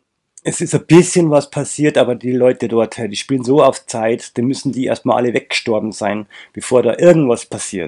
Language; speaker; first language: German; native; German